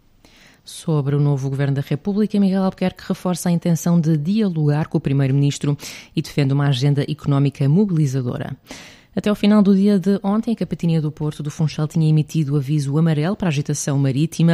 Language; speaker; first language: Portuguese; native; Portuguese